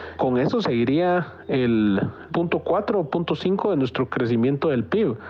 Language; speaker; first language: Spanish; native; Spanish